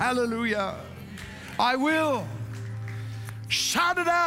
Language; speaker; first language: English; non-native, local second language; Afrikaans